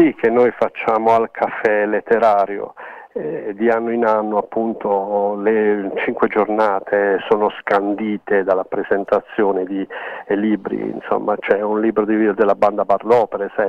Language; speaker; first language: Italian; native; Italian